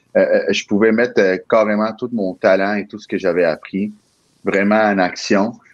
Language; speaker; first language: French; early bilingual, other home language; Spanish